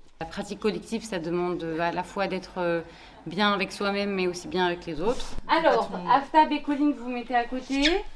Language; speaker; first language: French; native; French